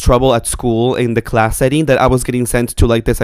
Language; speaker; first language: English; non-native, fluent; Spanish